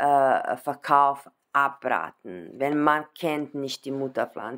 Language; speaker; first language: German; non-native, fluent; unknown